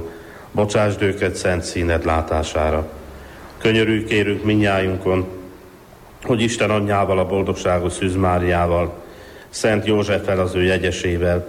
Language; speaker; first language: Hungarian; native; Hungarian